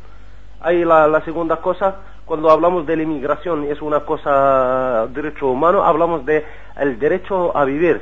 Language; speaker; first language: Spanish; non-native, learner; Arabic